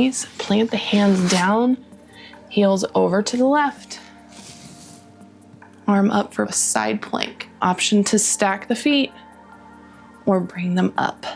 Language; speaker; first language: English; native; English